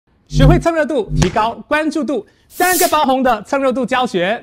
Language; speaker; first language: Chinese; native; Chinese